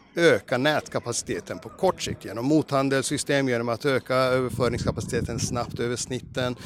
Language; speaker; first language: Swedish; native; Swedish